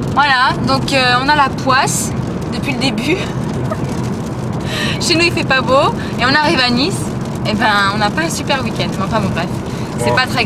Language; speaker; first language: French; native; French